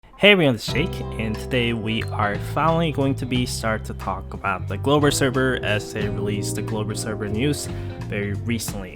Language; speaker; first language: English; non-native, fluent; Korean